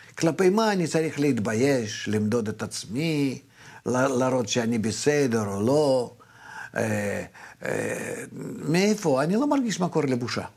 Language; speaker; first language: Hebrew; non-native, fluent; Russian